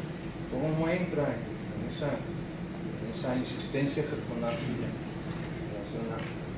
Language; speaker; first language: Spanish; native; Spanish